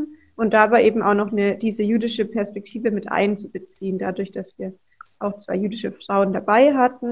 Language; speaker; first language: German; native; German